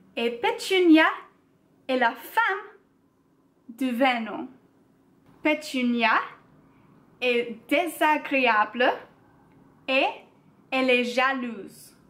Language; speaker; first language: French; non-native, learner; English